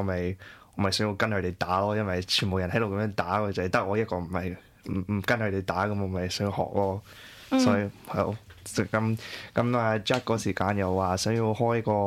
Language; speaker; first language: Chinese; early bilingual, heritage; Cantonese